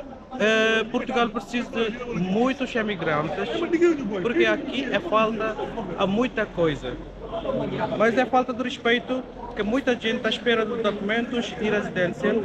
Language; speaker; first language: Portuguese; non-native, learner; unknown